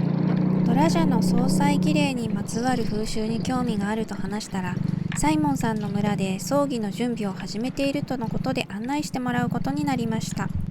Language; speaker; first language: Japanese; native; Japanese